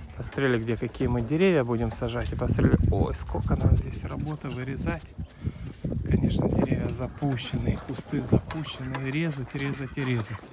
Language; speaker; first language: Russian; native; Russian